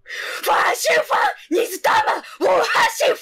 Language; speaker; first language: Chinese; non-native, learner; Japanese